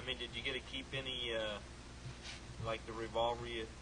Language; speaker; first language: English; native; English